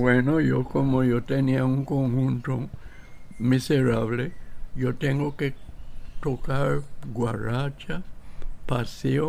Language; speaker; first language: Spanish; non-native, local second language; English